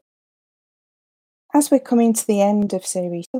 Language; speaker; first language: English; native; English